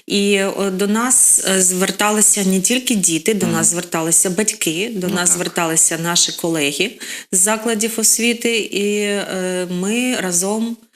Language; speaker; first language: Ukrainian; non-native, local second language; Russian